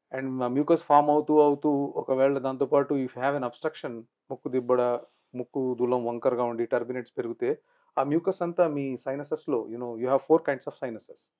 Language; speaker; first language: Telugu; non-native, local second language; Urdu